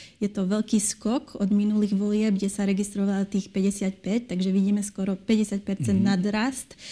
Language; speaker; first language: Slovak; early bilingual, heritage; Slovak